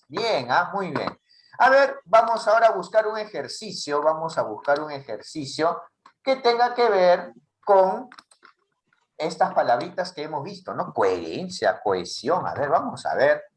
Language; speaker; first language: Spanish; native; Spanish